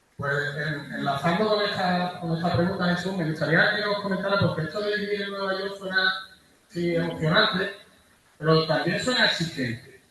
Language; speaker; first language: Spanish; native; Spanish